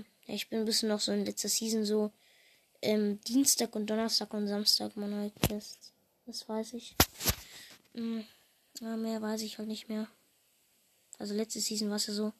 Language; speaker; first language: German; native; German